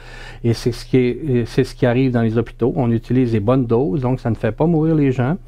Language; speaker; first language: French; native; French